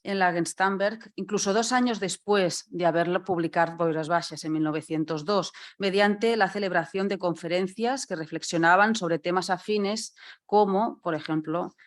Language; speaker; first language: Spanish; non-native, local second language; Catalan